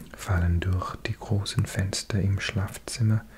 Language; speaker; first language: German; non-native, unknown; English